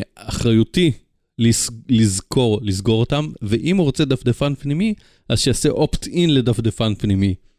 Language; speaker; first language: Hebrew; native; Hebrew